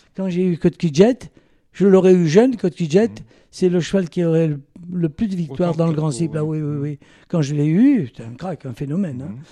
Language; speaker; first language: French; native; French